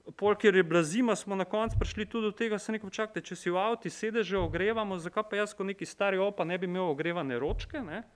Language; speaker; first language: Slovenian; native; Slovenian